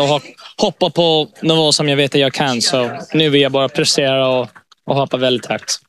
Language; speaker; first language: Swedish; early bilingual, heritage; English